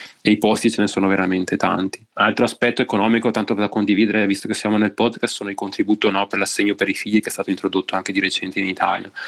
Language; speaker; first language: Italian; native; Italian